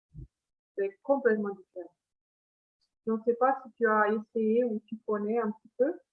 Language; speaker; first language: French; non-native, fluent; Italian